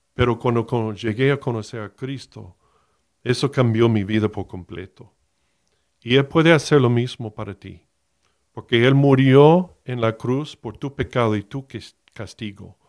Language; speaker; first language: Spanish; non-native, fluent; English